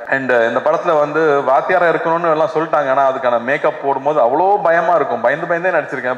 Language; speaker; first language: Tamil; native; Tamil